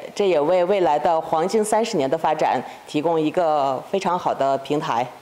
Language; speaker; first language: Chinese; non-native, fluent; Kazakh